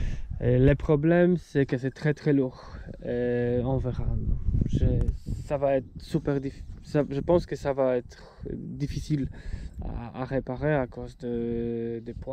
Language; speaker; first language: French; non-native, fluent; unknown